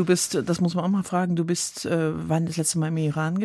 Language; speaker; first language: German; native; German